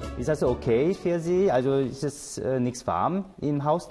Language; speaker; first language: German; non-native, learner; Korean